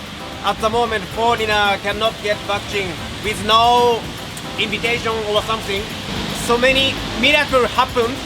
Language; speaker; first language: English; non-native, learner; Japanese